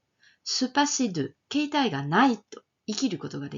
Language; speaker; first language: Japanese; non-native, fluent; French